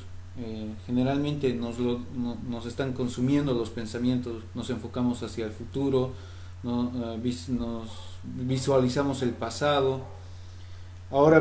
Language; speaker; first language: Spanish; native; Spanish